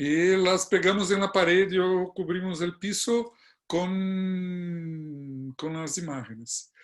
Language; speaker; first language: Spanish; non-native, fluent; Portuguese